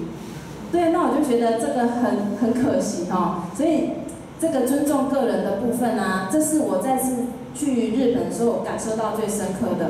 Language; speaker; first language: Chinese; native; Chinese